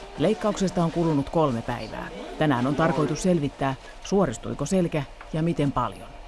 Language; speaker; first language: Finnish; native; Finnish